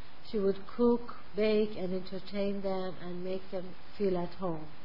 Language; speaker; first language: English; non-native, fluent; Persian